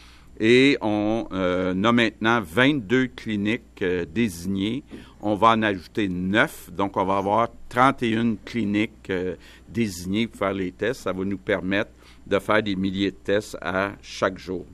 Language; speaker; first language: French; native; French